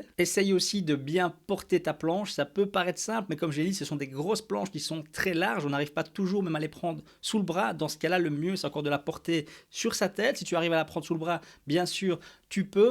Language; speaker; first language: French; native; French